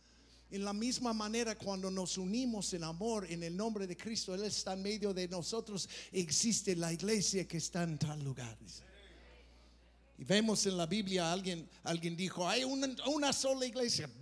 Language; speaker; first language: Spanish; non-native, fluent; English